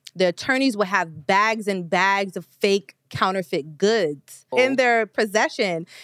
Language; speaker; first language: English; native; English